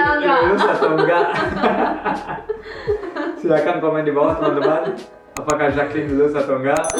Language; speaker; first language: Indonesian; early bilingual, heritage; Indonesian